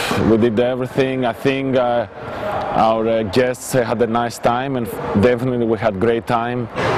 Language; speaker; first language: English; non-native, fluent; Greek